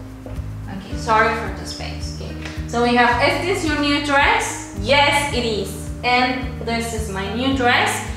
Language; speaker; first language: English; non-native, fluent; Spanish